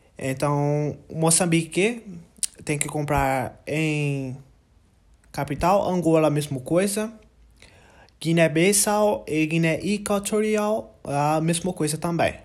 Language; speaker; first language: Portuguese; non-native, learner; English